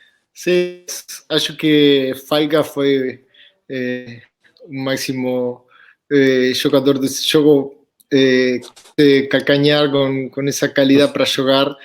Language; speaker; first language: Portuguese; non-native, fluent; Spanish